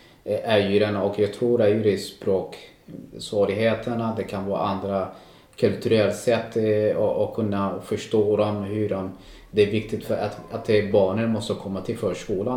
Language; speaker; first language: Swedish; non-native, local second language; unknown